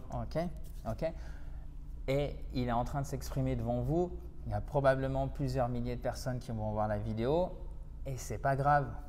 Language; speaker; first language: French; native; French